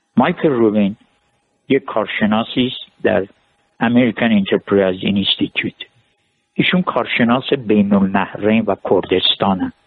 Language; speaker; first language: Persian; non-native, local second language; Armenian